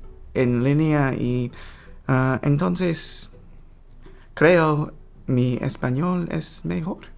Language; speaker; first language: Spanish; non-native, learner; English